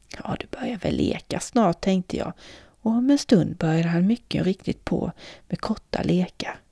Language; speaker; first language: Swedish; native; Swedish